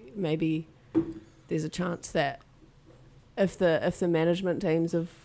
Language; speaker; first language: English; native; English